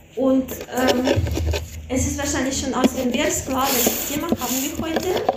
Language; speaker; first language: German; non-native, fluent; Russian